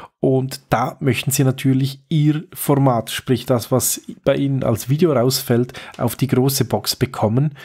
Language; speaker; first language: German; native; German